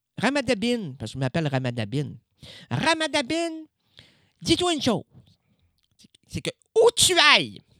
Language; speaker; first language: French; native; French